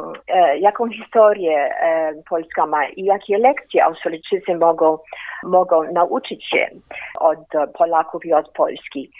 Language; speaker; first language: Polish; early bilingual, heritage; Polish